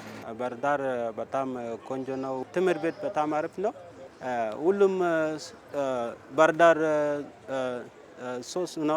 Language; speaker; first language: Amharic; non-native, learner; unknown